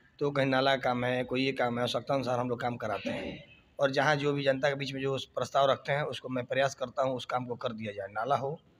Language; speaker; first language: Hindi; native; Hindi